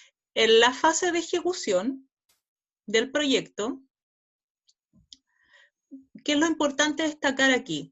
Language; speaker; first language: Spanish; native; Spanish